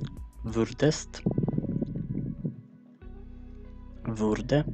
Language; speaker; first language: German; non-native, fluent; Macedonian